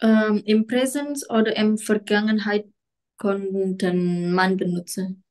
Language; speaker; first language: German; non-native, learner; Indonesian